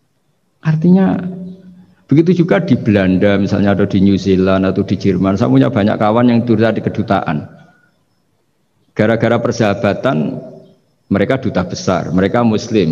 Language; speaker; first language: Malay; non-native, local second language; Javanese